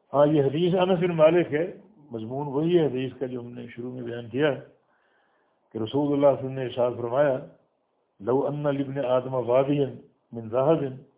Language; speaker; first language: Urdu; native; Urdu